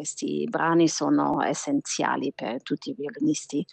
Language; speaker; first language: Italian; non-native, fluent; German